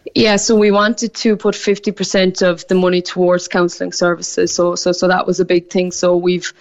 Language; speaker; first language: English; native; English